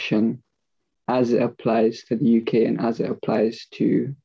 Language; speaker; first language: English; native; English